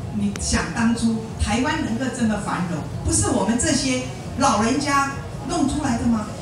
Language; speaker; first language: Chinese; non-native, local second language; Hakka Chinese